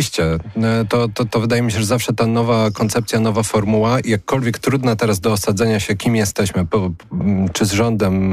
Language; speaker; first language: Polish; native; Polish